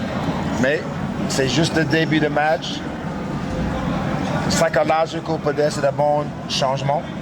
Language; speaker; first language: French; non-native, learner; English